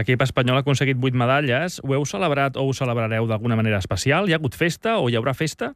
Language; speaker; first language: Catalan; native; Catalan